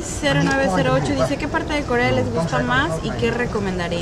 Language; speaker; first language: Spanish; native; Spanish